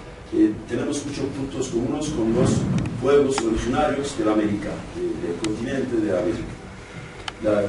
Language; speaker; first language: Spanish; non-native, fluent; Kurdish